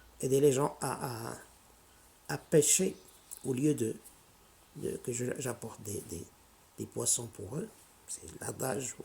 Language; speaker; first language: French; non-native, local second language; Arabic